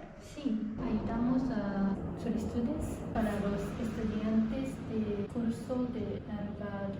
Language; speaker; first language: Spanish; non-native, fluent; Japanese